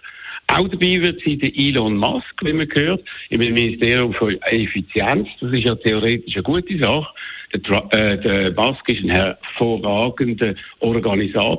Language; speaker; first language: German; native; German